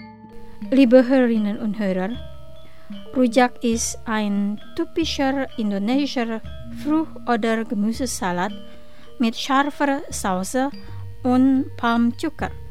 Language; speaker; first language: German; non-native, fluent; Indonesian